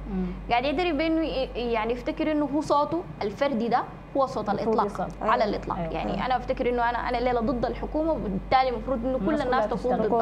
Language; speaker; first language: Arabic; native; Arabic